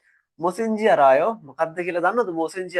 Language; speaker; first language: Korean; non-native, fluent; Sinhala